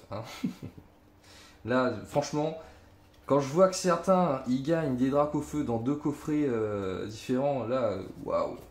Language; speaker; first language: French; native; French